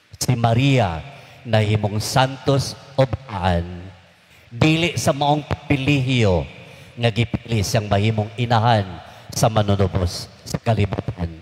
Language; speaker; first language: Cebuano; native; Cebuano